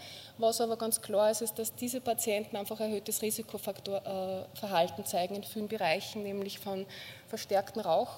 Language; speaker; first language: German; native; German